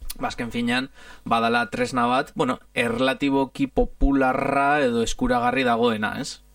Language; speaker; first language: Basque; non-native, fluent; Italian